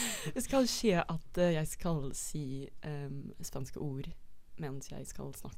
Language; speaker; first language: Swedish; non-native, fluent; Dutch